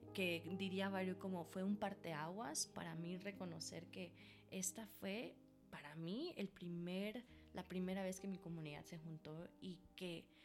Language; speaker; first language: Spanish; early bilingual, heritage; Spanish